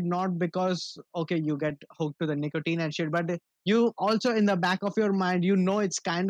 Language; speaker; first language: English; non-native, local second language; Bangla